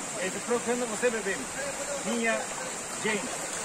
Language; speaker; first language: Portuguese; non-native, learner; Turkish